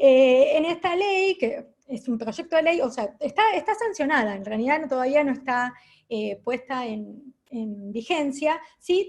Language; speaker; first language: Spanish; native; Spanish